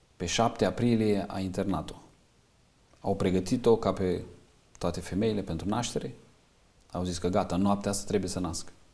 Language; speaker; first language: Romanian; native; Romanian